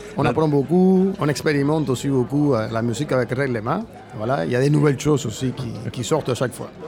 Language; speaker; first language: French; non-native, fluent; Spanish